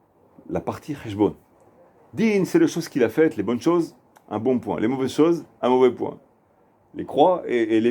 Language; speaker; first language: French; native; French